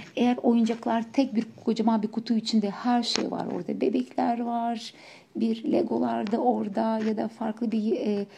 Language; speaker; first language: Turkish; non-native, fluent; Russian